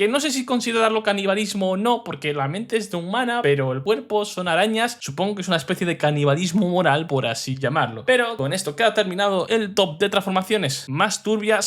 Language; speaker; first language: Spanish; native; Spanish